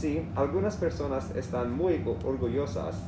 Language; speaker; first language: Spanish; non-native, learner; English